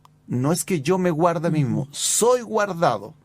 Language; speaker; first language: Spanish; native; Spanish